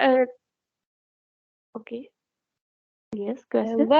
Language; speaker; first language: English; non-native, learner; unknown